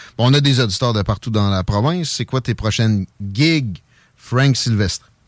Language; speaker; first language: French; native; French